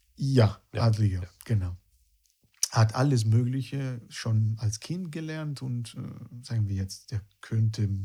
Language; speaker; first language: German; non-native, fluent; Italian